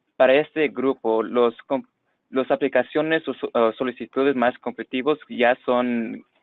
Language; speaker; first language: Spanish; non-native, fluent; English